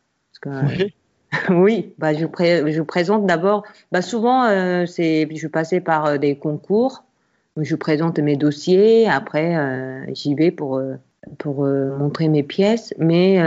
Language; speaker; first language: French; non-native, fluent; Korean